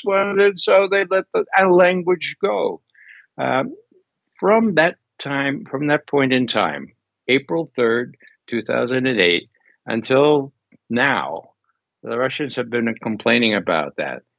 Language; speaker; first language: English; native; English